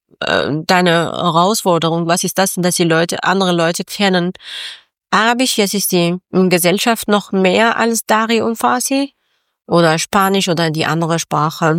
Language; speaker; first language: German; non-native, learner; Persian